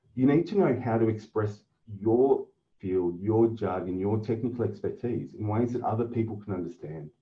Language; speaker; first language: English; native; English